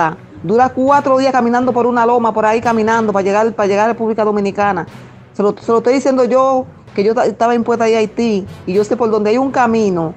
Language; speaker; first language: Spanish; native; Spanish